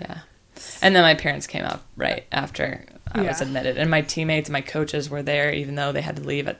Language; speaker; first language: English; native; English